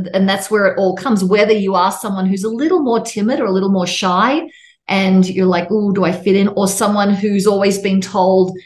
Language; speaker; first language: English; native; English